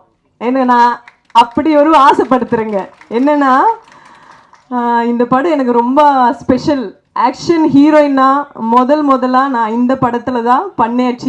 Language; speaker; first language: Tamil; non-native, local second language; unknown